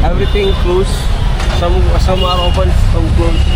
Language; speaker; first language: English; non-native, local second language; Hindi